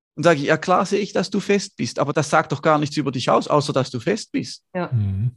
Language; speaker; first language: German; native; German